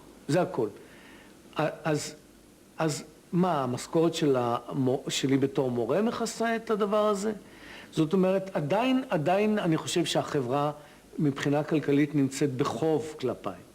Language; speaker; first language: Hebrew; native; Hebrew